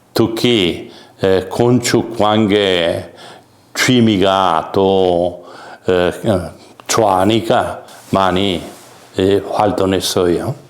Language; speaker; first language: Korean; non-native, fluent; Italian